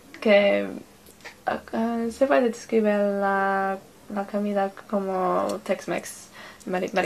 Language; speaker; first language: Spanish; non-native, learner; English